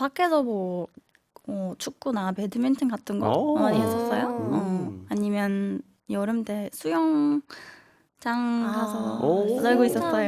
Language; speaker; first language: Korean; non-native, fluent; German